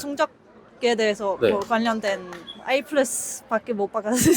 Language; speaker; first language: Korean; non-native, learner; French